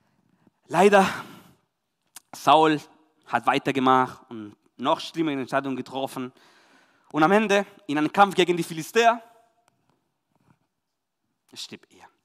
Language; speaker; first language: German; non-native, learner; Spanish